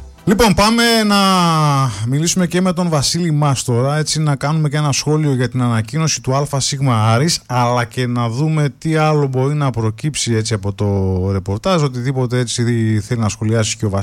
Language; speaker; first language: Greek; native; Greek